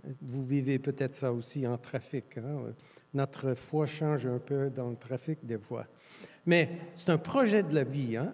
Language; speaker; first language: French; non-native, fluent; English